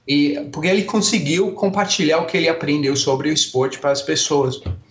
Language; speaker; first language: Portuguese; non-native, fluent; English